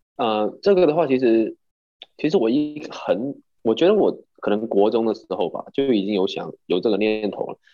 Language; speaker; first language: Chinese; non-native, local second language; Cantonese